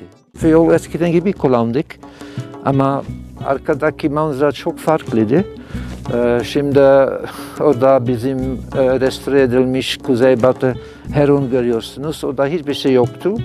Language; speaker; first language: Turkish; non-native, fluent; Dutch